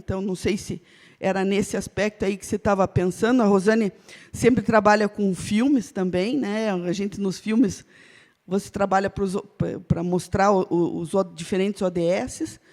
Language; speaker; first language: Portuguese; non-native, local second language; Ukrainian